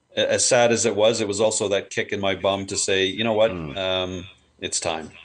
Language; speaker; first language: English; native; English